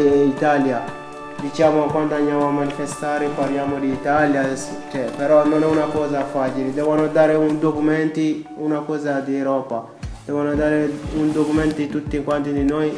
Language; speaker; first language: Italian; non-native, learner; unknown